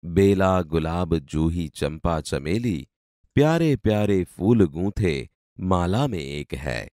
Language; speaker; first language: Hindi; non-native, local second language; Gujarati